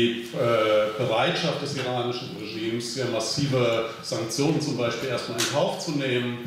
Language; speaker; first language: German; native; German